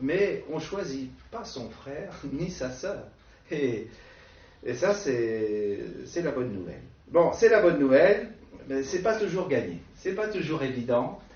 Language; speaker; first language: French; native; French